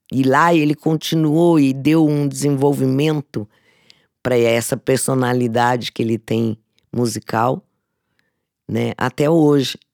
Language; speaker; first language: Portuguese; native; Portuguese